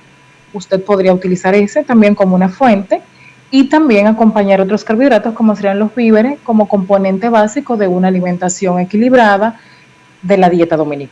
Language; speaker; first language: Spanish; native; Spanish